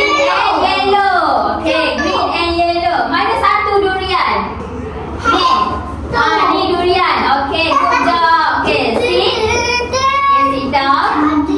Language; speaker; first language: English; non-native, local second language; Malay